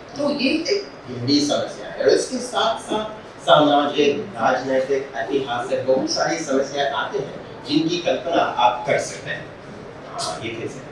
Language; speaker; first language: Hindi; non-native, fluent; English